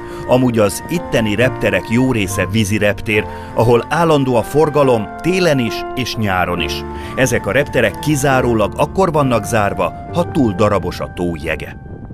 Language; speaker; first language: Hungarian; native; Hungarian